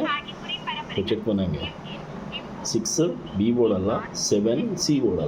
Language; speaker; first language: Tamil; non-native, local second language; Kannada